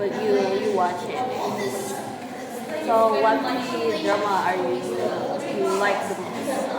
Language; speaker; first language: English; non-native, learner; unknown